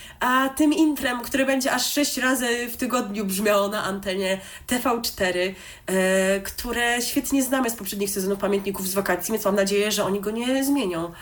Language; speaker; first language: Polish; native; Polish